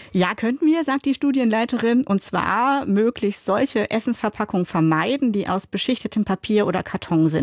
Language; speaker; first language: German; native; German